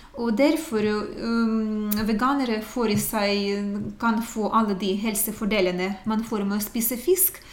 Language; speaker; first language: Norwegian; non-native, fluent; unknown